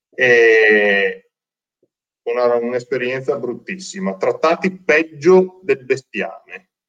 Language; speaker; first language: Italian; native; Italian